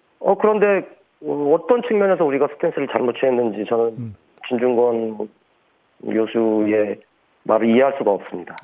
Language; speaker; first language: Korean; native; Korean